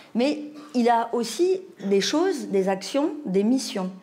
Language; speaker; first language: French; native; French